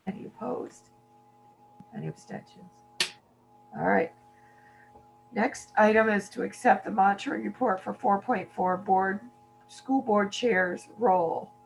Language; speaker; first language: English; native; English